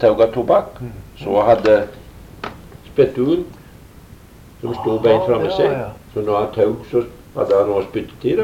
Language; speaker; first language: Norwegian; early bilingual, heritage; Norwegian